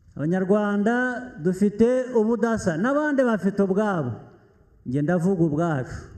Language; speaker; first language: Kinyarwanda; early bilingual, heritage; Kinyarwanda